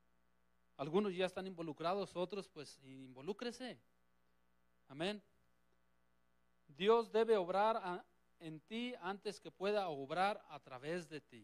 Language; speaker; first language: Spanish; native; Spanish